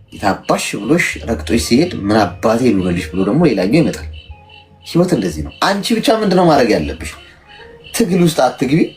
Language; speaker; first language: Amharic; native; Amharic